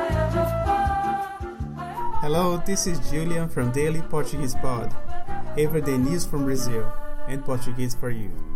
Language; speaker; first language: English; non-native, fluent; Portuguese